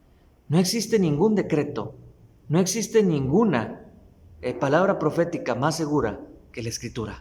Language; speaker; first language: Spanish; native; Spanish